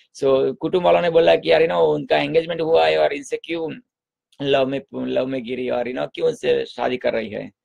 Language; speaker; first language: Hindi; non-native, local second language; Gujarati